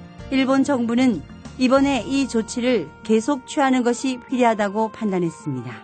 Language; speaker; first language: Korean; native; Korean